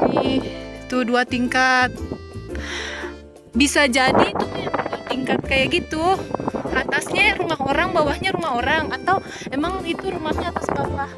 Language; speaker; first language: Indonesian; native; Indonesian